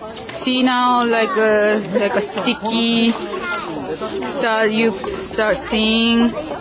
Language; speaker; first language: English; non-native, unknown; Japanese